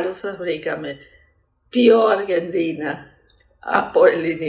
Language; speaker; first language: Greek; early bilingual, heritage; Greek